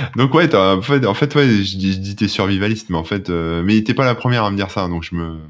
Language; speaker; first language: French; native; French